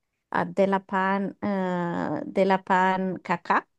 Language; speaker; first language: Indonesian; non-native, learner; English